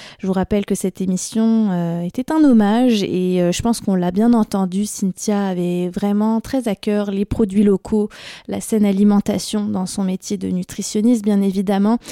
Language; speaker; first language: French; native; French